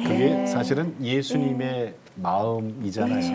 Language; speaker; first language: Korean; native; Korean